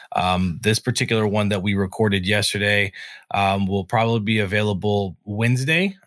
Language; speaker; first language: English; native; English